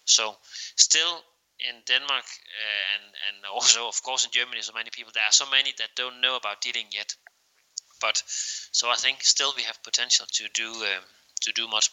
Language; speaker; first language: English; non-native, fluent; Danish